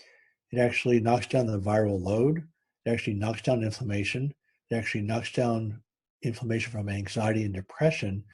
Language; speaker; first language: English; native; English